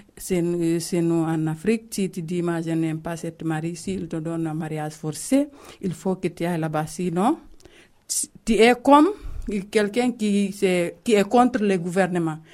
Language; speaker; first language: French; non-native, local second language; Fula